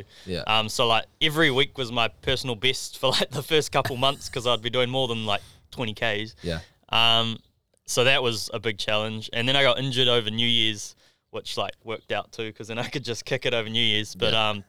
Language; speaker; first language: English; native; English